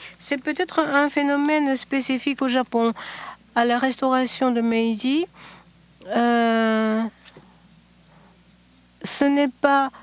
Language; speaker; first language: French; non-native, fluent; Japanese